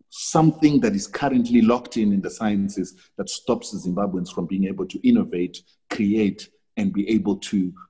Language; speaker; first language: English; non-native, local second language; Shona